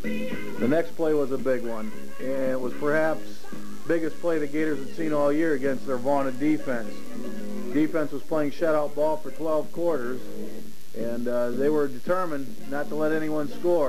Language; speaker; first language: English; native; English